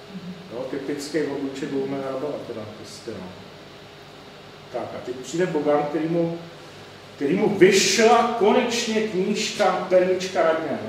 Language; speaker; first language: Czech; native; Czech